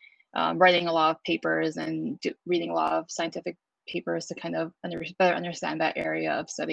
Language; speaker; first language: English; native; English